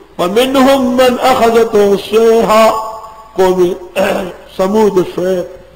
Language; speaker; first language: Urdu; non-native, local second language; Pashto